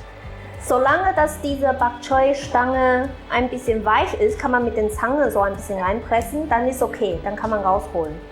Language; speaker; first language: German; non-native, fluent; Chinese